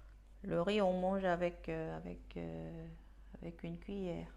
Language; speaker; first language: French; non-native, fluent; Korean